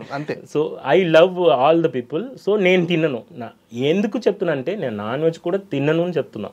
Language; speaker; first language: Telugu; non-native, local second language; Tamil